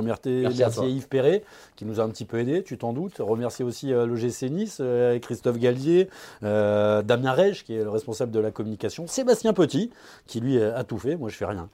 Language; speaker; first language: French; native; French